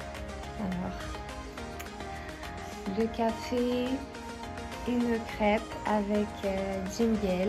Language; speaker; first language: French; non-native, fluent; Russian